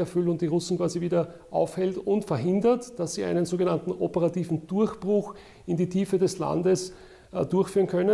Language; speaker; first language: German; native; German